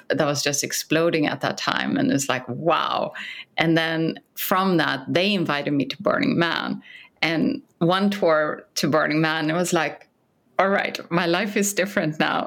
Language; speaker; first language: English; non-native, fluent; Swedish